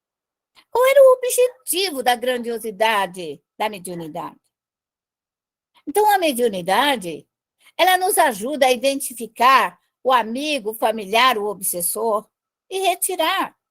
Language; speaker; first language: Portuguese; native; Portuguese